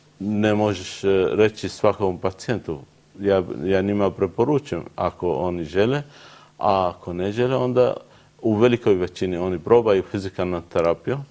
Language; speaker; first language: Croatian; non-native, learner; Arabic